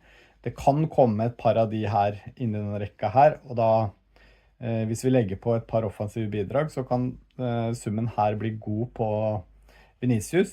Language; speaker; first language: Norwegian; native; Norwegian